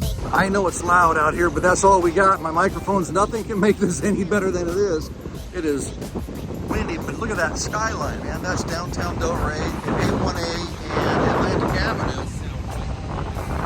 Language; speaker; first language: English; native; English